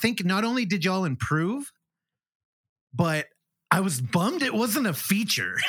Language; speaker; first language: English; native; English